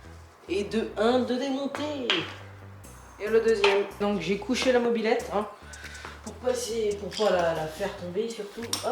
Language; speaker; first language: French; native; French